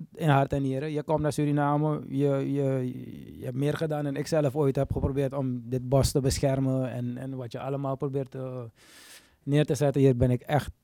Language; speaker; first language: Dutch; native; Dutch